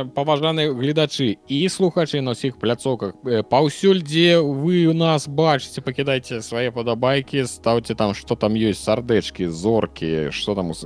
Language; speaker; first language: Belarusian; non-native, local second language; Russian